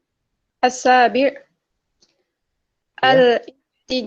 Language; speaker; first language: Arabic; non-native, learner; Indonesian